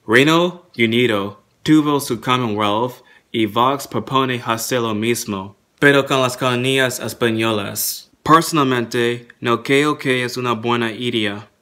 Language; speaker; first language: Spanish; non-native, learner; English